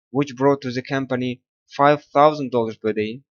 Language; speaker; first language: English; non-native, learner; Kazakh